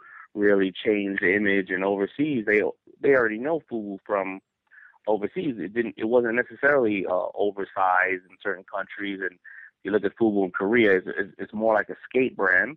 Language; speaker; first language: English; native; English